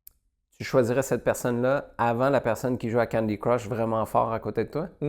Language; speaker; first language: French; native; French